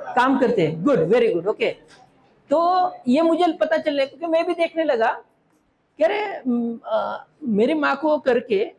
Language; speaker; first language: Hindi; non-native, local second language; Marathi